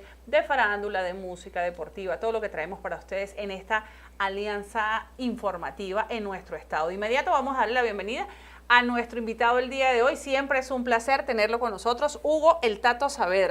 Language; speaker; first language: Spanish; native; Spanish